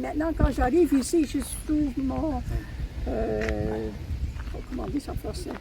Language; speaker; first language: French; non-native, local second language; Dutch